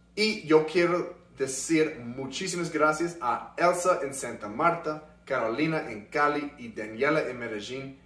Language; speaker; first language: Spanish; non-native, fluent; English